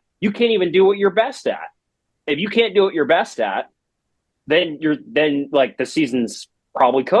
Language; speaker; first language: English; native; English